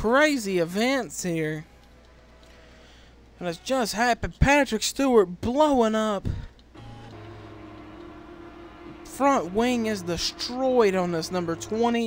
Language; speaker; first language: English; native; English